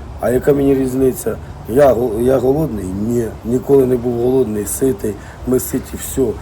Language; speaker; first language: Ukrainian; non-native, local second language; Russian